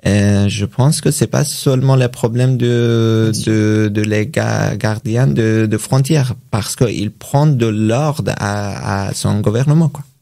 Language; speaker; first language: French; non-native, learner; Persian